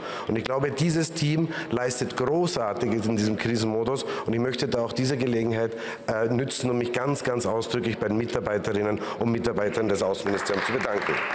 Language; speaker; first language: German; native; German